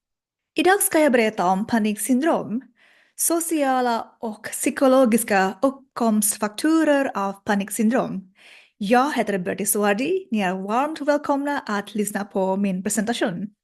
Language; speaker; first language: Swedish; non-native, learner; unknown